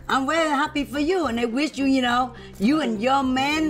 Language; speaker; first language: English; non-native, learner; Vietnamese